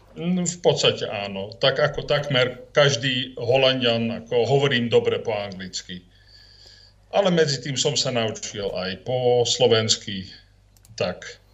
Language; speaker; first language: Slovak; non-native, fluent; Dutch